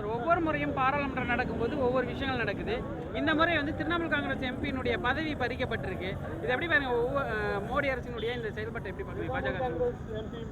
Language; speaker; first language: Tamil; native; Tamil